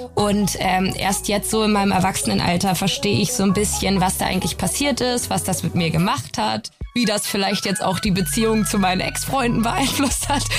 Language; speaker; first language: German; native; German